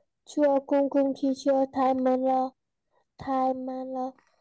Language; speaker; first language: Chinese; non-native, learner; Vietnamese